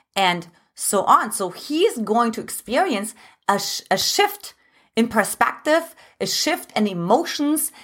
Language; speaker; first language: English; non-native, fluent; German